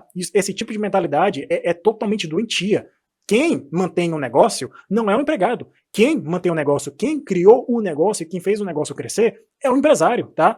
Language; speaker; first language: Portuguese; native; Portuguese